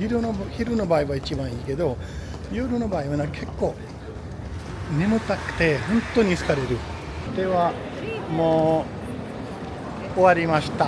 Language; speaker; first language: Japanese; non-native, fluent; Urdu